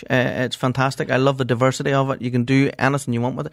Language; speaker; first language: English; native; English